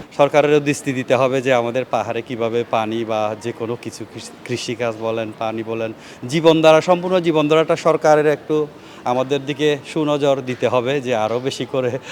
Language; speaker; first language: Bangla; non-native, local second language; Chakma